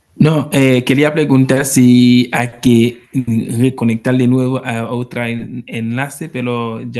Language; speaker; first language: Spanish; non-native, learner; Haitian Creole